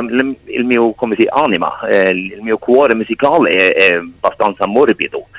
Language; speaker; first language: Italian; non-native, fluent; Norwegian